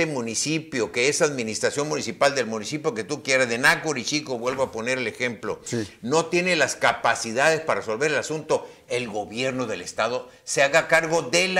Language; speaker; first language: Spanish; native; Spanish